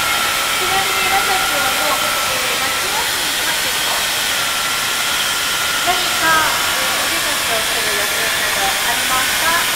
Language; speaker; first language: Japanese; native; Japanese